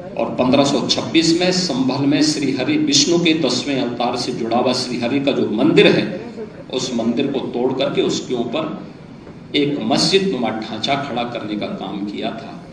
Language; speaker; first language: Hindi; native; Hindi